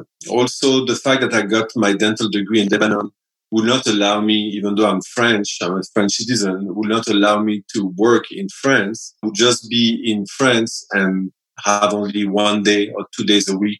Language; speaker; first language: English; non-native, fluent; French